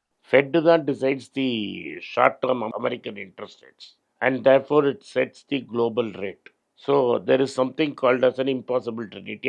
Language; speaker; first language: English; non-native, local second language; Tamil